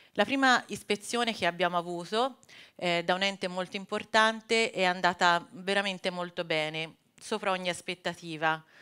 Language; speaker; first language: Italian; native; Italian